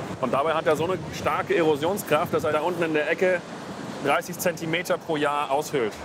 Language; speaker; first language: German; native; German